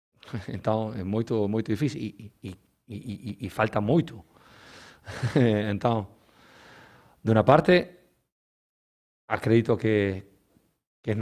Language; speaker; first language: Portuguese; non-native, learner; Spanish